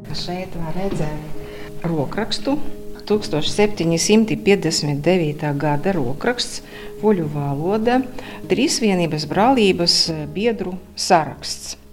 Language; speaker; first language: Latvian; non-native, local second language; Russian